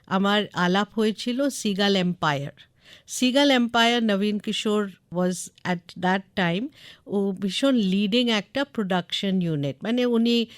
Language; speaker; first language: Bangla; non-native, local second language; English